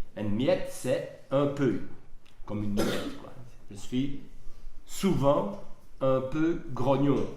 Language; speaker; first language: French; non-native, local second language; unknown